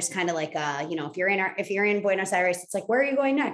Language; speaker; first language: English; native; English